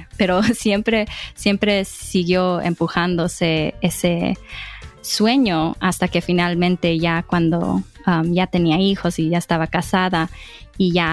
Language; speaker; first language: Spanish; early bilingual, heritage; English